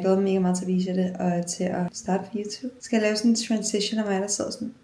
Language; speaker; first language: Danish; native; Danish